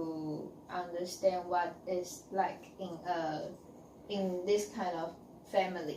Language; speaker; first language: English; non-native, learner; Chinese